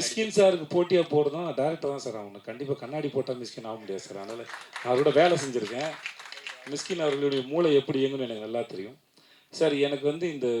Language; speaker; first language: Tamil; native; Tamil